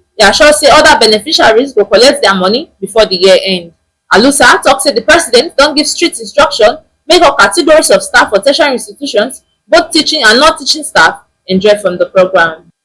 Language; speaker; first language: Nigerian Pidgin; native; Nigerian Pidgin